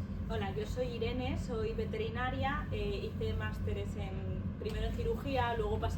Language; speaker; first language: Spanish; native; Spanish